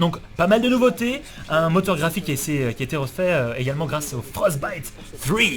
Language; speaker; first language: French; native; French